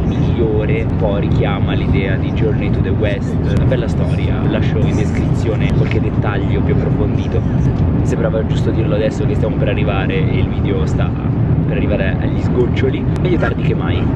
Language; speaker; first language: Italian; native; Italian